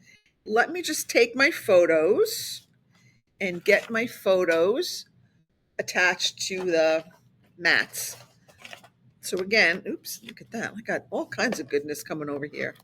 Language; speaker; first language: English; native; English